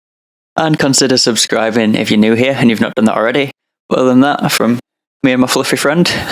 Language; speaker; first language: English; native; English